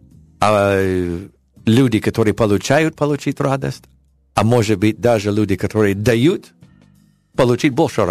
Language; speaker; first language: Russian; non-native, learner; English